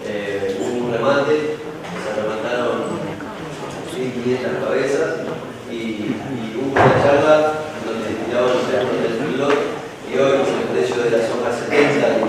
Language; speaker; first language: Spanish; native; Spanish